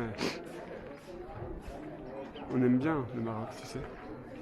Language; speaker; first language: French; native; French